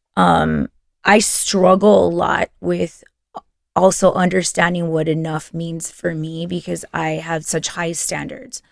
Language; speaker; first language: English; early bilingual, other home language; Spanish